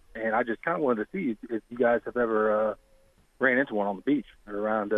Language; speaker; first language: English; native; English